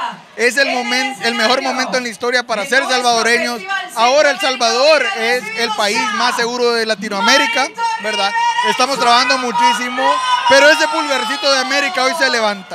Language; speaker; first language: Spanish; native; Spanish